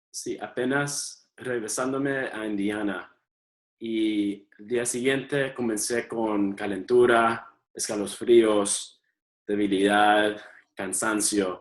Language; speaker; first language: Spanish; early bilingual, heritage; Spanish